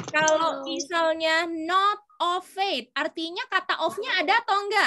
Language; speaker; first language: Indonesian; native; Indonesian